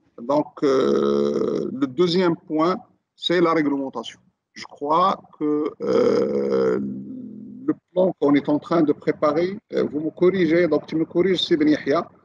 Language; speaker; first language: French; non-native, local second language; Arabic